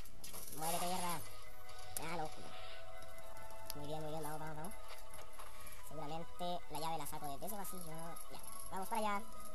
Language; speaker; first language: Spanish; native; Spanish